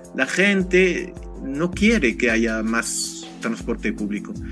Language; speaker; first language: Spanish; non-native, fluent; French